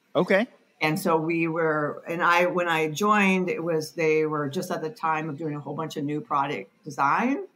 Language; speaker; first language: English; native; English